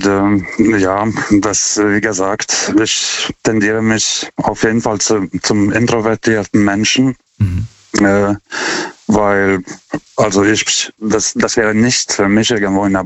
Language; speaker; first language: German; non-native, fluent; Lithuanian